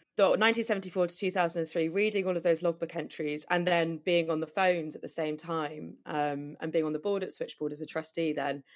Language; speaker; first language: English; native; English